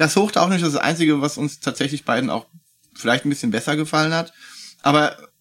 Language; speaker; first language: German; native; German